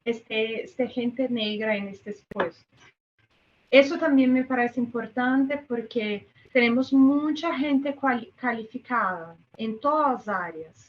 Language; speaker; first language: Spanish; non-native, fluent; Portuguese